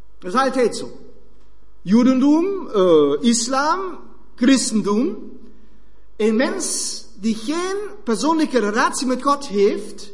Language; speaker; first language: Dutch; non-native, fluent; German